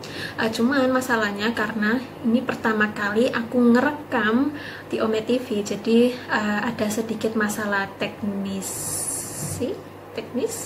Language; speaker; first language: Indonesian; non-native, fluent; Japanese